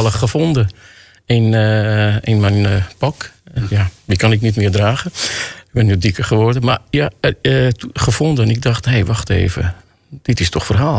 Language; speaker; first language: Dutch; non-native, fluent; Armenian